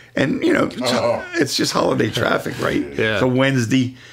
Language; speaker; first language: English; native; English